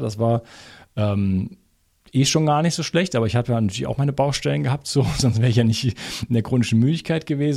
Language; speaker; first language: German; native; German